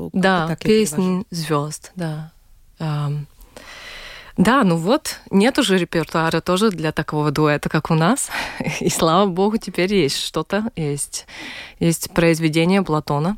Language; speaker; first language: Russian; non-native, local second language; Latvian